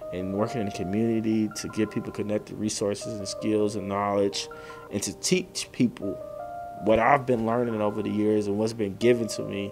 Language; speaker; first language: English; native; English